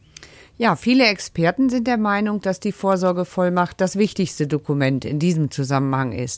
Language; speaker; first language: German; native; German